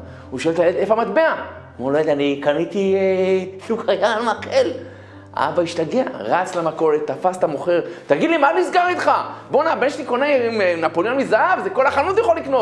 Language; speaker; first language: Hebrew; native; Hebrew